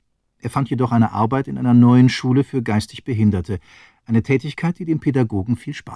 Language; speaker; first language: German; native; German